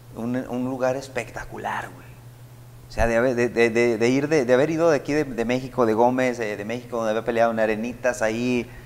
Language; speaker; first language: Spanish; native; Spanish